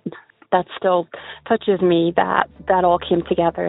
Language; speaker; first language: English; native; English